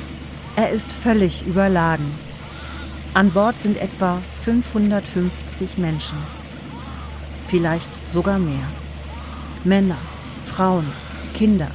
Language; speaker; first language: German; native; German